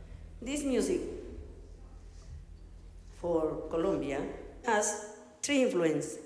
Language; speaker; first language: English; non-native, learner; Spanish